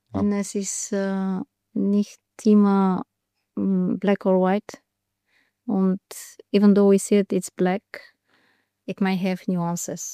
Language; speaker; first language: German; non-native, learner; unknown